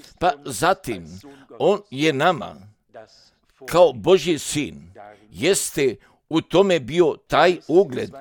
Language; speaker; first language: Croatian; early bilingual, heritage; Serbian